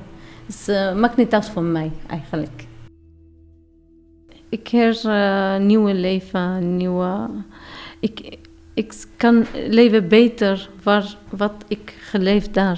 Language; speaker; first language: Dutch; non-native, learner; Arabic